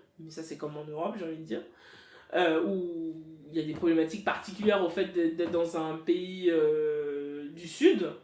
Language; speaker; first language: French; early bilingual, other home language; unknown